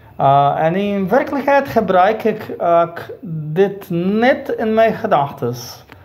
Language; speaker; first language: Afrikaans; non-native, learner; Portuguese